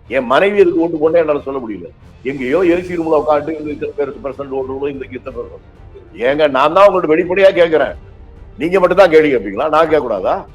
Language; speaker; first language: Tamil; native; Tamil